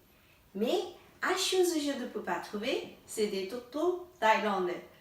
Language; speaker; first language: French; non-native, learner; Thai